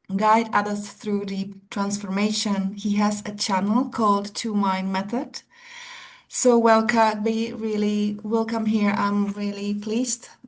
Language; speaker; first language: English; non-native, fluent; Czech